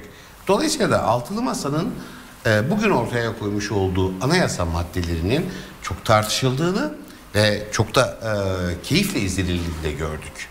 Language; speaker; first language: Turkish; native; Turkish